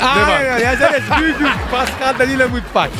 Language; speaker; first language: Turkish; non-native, learner; Italian